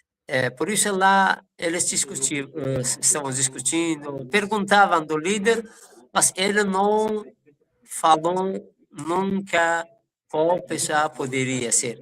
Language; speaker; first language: Portuguese; non-native, fluent; Persian